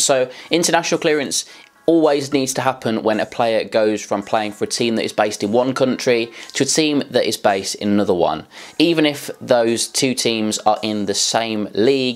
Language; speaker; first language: English; native; English